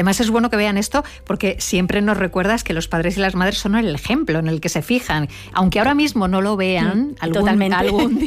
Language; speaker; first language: Spanish; native; Spanish